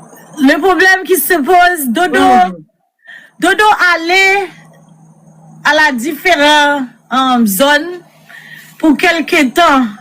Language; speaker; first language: French; non-native, learner; Haitian Creole